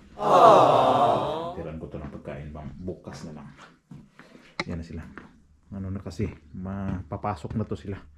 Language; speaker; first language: Filipino; native; Filipino